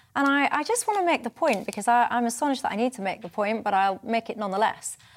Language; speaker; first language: English; native; English